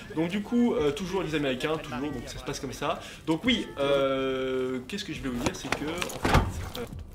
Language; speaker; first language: French; native; French